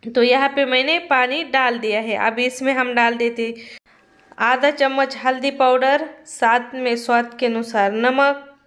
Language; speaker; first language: Hindi; non-native, local second language; Marathi